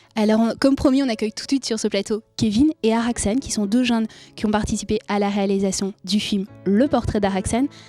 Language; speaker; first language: French; native; French